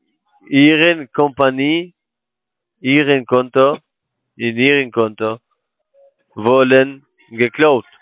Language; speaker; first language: German; non-native, learner; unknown